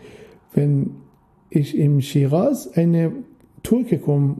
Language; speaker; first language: German; non-native, fluent; Persian